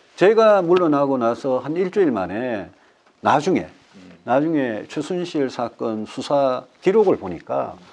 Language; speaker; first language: Korean; native; Korean